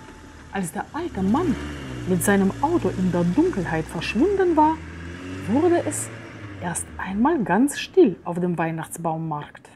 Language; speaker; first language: German; native; German